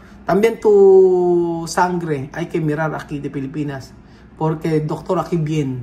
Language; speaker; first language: Spanish; non-native, learner; Filipino